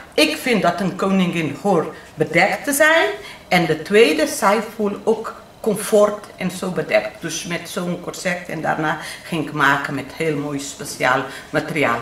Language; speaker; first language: Dutch; non-native, learner; Portuguese